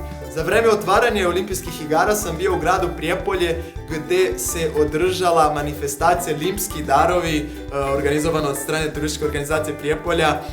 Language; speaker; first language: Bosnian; non-native, fluent; Portuguese